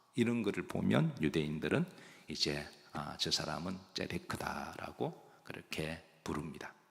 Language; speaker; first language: Korean; native; Korean